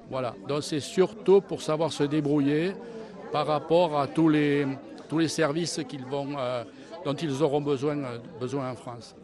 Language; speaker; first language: French; native; French